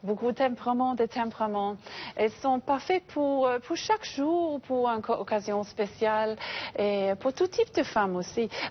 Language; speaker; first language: French; non-native, fluent; English